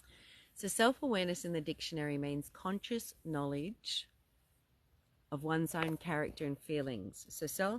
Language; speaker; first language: English; native; English